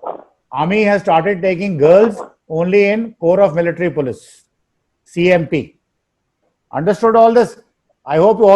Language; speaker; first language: English; non-native, local second language; Hindi